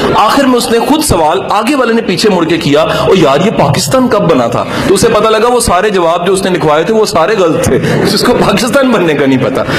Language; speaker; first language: Urdu; non-native, local second language; Punjabi